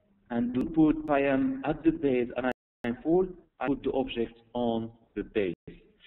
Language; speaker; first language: English; non-native, fluent; Arabic